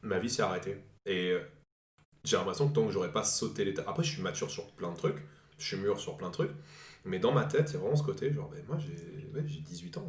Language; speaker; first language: French; native; French